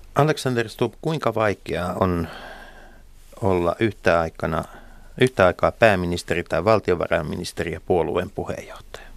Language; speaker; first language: Finnish; native; Finnish